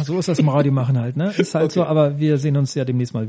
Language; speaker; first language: German; native; German